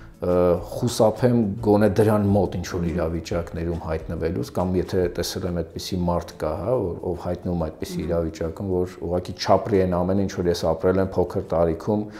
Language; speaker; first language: Armenian; early bilingual, other home language; Russian